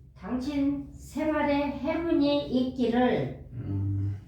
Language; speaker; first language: Korean; non-native, learner; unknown